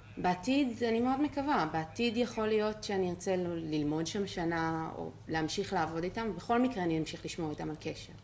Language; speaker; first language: Hebrew; native; Hebrew